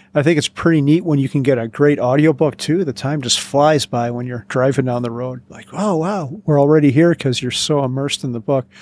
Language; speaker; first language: English; native; English